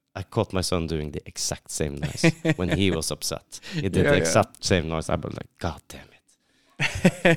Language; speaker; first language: English; non-native, fluent; Norwegian